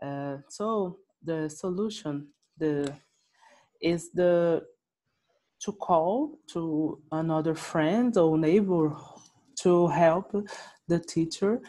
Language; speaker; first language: English; non-native, learner; Portuguese